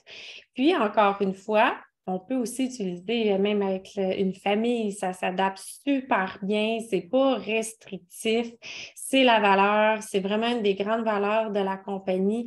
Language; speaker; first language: French; native; French